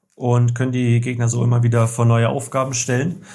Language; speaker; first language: German; native; German